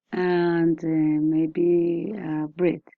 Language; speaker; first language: English; non-native, learner; Spanish